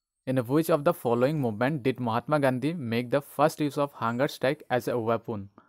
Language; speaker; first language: English; non-native, local second language; Bangla